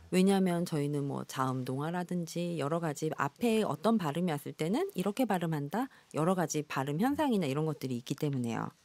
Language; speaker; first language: Korean; native; Korean